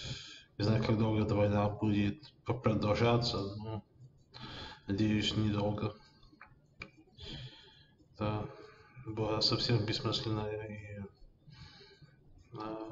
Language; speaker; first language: Russian; non-native, fluent; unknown